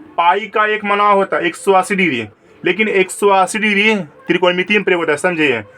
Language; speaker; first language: Hindi; native; Hindi